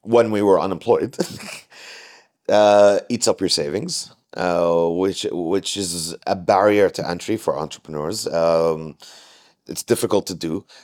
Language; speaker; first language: English; non-native, fluent; Arabic